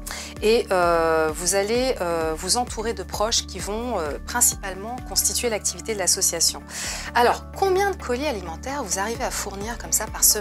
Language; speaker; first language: French; native; French